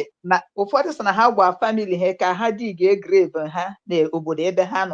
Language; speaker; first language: Igbo; native; Igbo